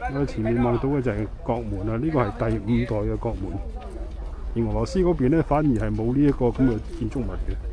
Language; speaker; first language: Cantonese; native; Cantonese